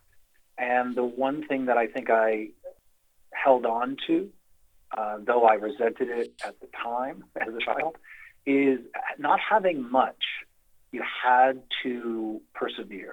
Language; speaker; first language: English; native; English